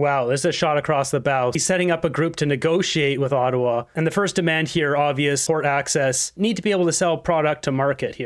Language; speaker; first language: English; native; English